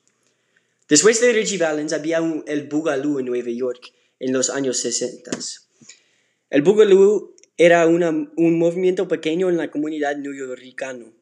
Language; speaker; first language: Spanish; non-native, learner; English